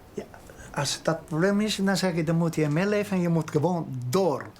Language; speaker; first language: Dutch; non-native, learner; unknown